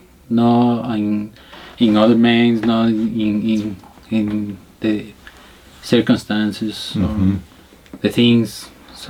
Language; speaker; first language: English; non-native, learner; Spanish